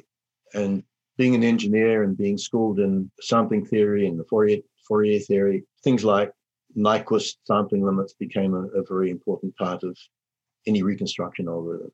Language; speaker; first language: English; native; English